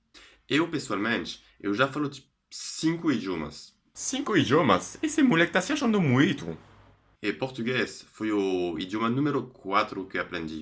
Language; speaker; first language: Portuguese; non-native, fluent; French